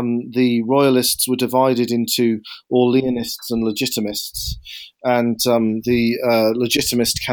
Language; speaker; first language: English; native; English